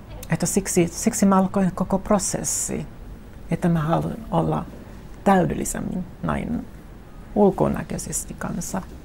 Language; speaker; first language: Finnish; non-native, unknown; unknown